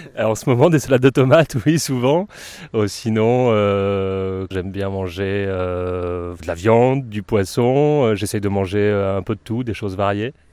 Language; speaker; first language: French; native; French